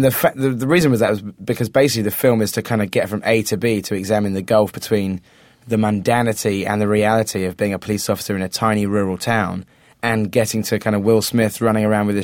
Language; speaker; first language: English; native; English